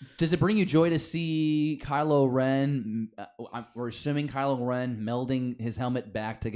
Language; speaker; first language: English; native; English